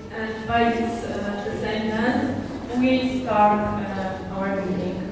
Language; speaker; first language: English; non-native, learner; Polish